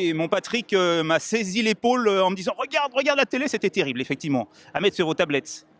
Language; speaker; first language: French; native; French